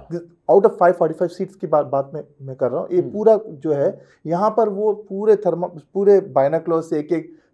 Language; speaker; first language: Hindi; non-native, local second language; Telugu